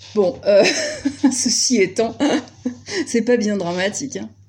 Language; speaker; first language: French; native; French